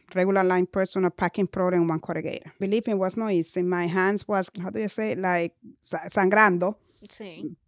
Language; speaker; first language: English; non-native, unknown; Spanish